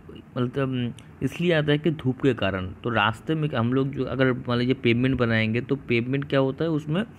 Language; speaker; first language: Hindi; non-native, local second language; Bangla